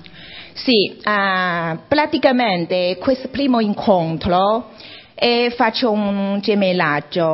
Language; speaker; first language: Italian; non-native, fluent; Chinese